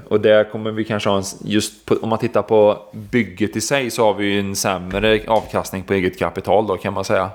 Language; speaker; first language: Swedish; native; Swedish